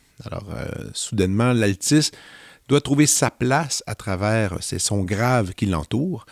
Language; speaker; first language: French; native; French